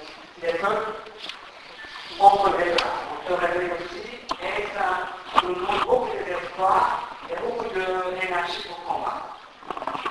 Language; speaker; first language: French; non-native, fluent; Turkish